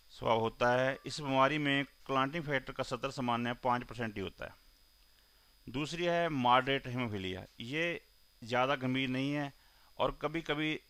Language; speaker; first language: Hindi; non-native, local second language; Punjabi